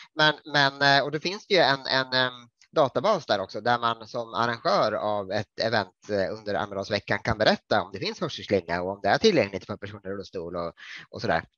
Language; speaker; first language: Swedish; native; Swedish